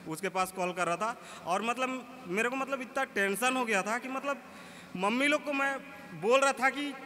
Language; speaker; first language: Hindi; native; Hindi